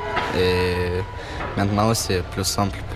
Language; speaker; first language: French; non-native, learner; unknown